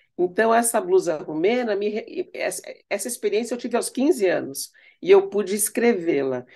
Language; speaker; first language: Portuguese; early bilingual, other home language; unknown